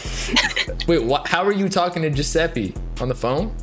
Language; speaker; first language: English; native; English